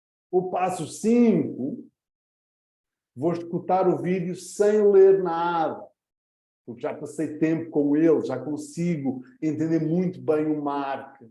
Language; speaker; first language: Portuguese; early bilingual, heritage; Portuguese